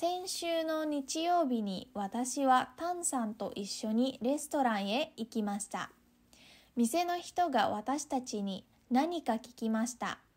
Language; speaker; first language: Japanese; non-native, fluent; Indonesian